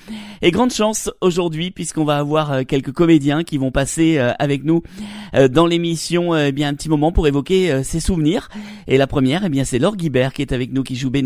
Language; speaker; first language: French; native; French